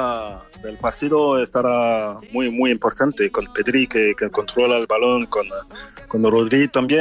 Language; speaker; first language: Spanish; non-native, fluent; French